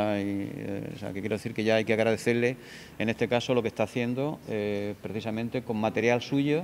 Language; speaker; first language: Spanish; native; Spanish